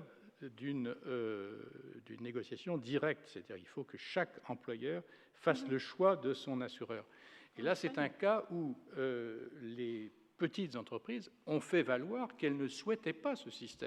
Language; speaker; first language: French; native; French